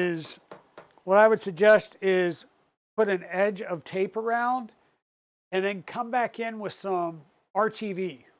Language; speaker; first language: English; native; English